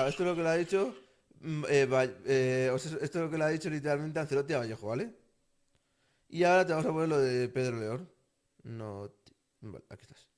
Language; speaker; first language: Spanish; native; Spanish